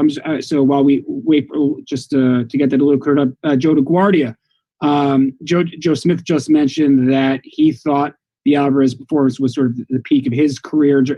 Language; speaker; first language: English; native; English